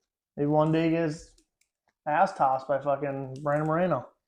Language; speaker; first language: English; native; English